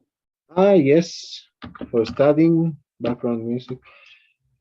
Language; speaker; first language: English; non-native, fluent; Spanish